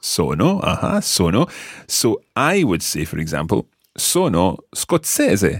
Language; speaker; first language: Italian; non-native, fluent; English